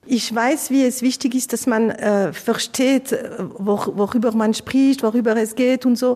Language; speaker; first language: German; non-native, local second language; French